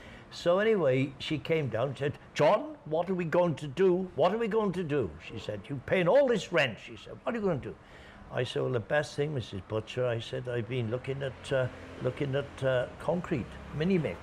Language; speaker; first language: English; native; English